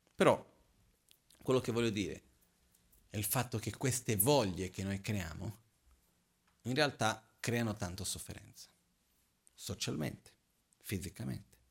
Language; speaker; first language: Italian; non-native, fluent; Portuguese